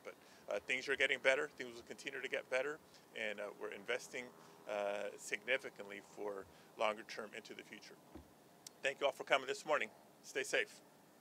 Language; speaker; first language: English; early bilingual, other home language; Spanish